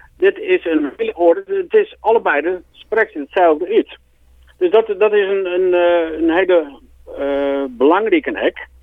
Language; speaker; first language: Dutch; non-native, local second language; Western Frisian